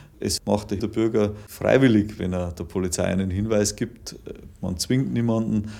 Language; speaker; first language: German; native; German